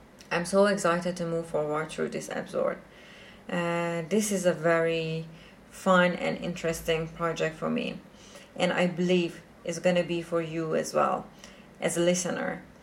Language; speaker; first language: English; non-native, fluent; Persian